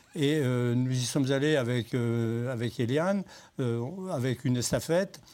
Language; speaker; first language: French; native; French